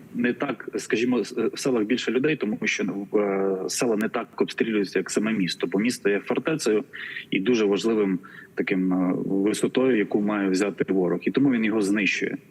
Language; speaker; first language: Ukrainian; native; Ukrainian